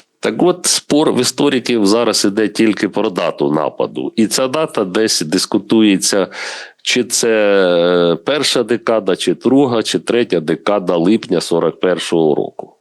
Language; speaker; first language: Ukrainian; non-native, local second language; Russian